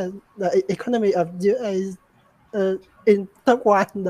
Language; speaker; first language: English; non-native, learner; Vietnamese